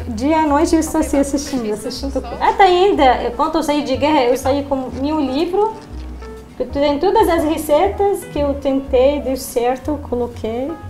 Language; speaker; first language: Portuguese; non-native, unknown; Arabic